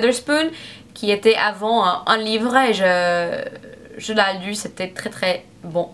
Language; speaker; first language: French; non-native, learner; English